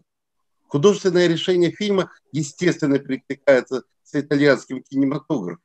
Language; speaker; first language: Russian; native; Russian